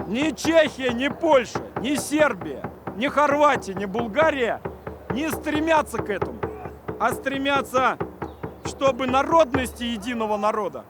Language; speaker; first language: Russian; native; Russian